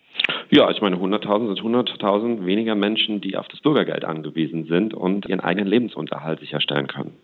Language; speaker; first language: German; native; German